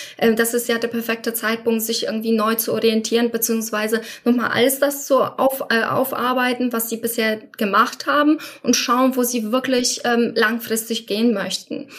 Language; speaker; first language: German; non-native, fluent; Polish